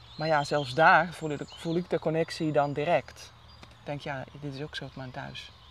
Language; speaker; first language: Dutch; non-native, fluent; Finnish